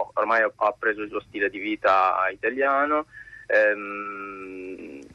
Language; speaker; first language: Italian; early bilingual, other home language; Arabic